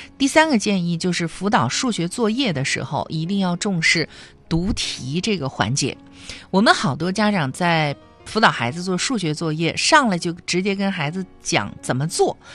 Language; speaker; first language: Chinese; native; Chinese